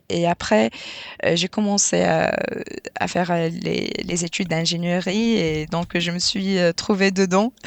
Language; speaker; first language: French; non-native, local second language; Arabic